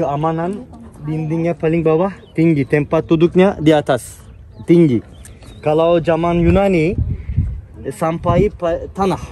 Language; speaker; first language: Indonesian; non-native, fluent; Turkish